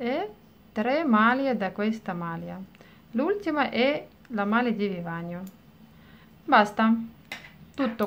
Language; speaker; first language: Italian; non-native, fluent; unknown